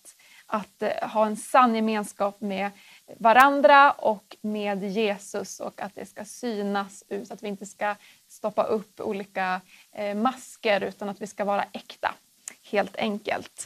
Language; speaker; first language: Swedish; native; Swedish